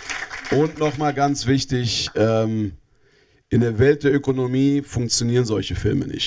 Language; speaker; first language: German; native; German